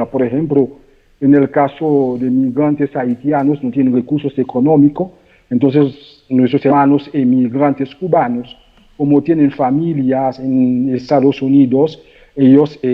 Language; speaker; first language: Spanish; non-native, fluent; Haitian Creole